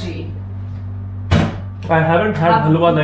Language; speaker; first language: English; non-native, local second language; Hindi